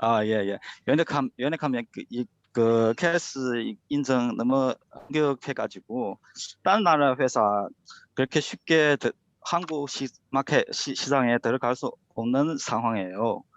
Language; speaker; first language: Korean; non-native, fluent; Chinese